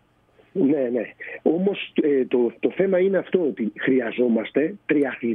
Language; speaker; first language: Greek; native; Greek